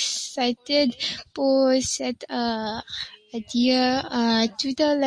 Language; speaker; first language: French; non-native, learner; English